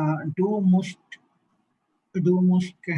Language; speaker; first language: German; non-native, learner; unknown